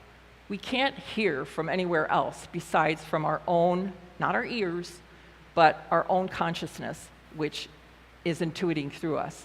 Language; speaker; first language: English; native; English